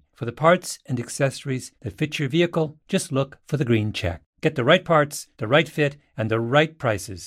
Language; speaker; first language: English; native; English